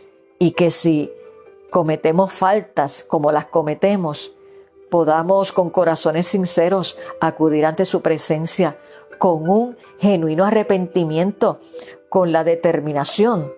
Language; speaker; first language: Spanish; native; Spanish